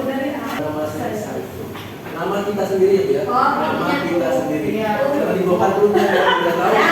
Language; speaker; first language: Indonesian; native; Indonesian